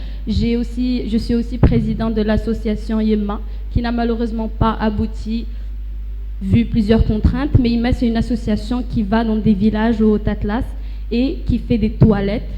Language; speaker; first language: French; non-native, local second language; Arabic